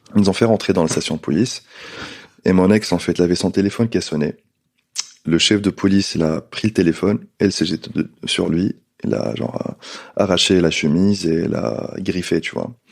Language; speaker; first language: French; non-native, local second language; Arabic